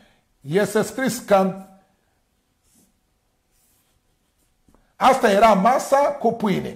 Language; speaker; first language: Romanian; non-native, learner; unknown